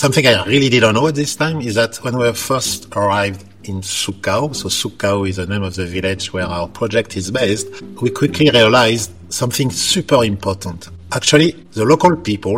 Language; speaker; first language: English; non-native, fluent; French